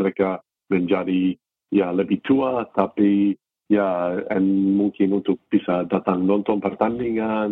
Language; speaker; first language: Indonesian; non-native, fluent; English